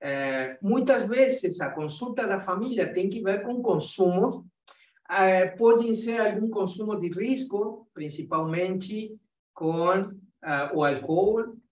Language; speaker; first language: Portuguese; non-native, fluent; Spanish